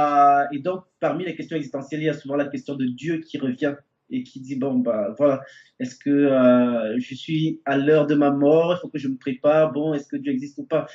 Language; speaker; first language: French; native; French